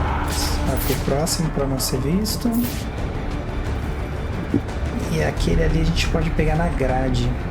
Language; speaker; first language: Portuguese; native; Portuguese